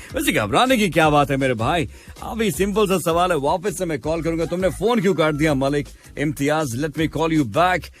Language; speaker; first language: Hindi; native; Hindi